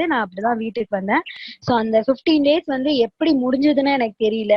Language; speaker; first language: Tamil; native; Tamil